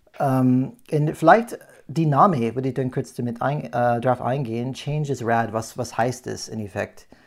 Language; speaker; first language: German; non-native, fluent; English